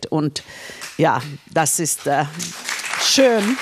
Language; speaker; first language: German; non-native, fluent; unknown